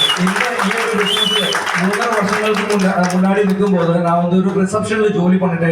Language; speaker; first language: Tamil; non-native, learner; Malayalam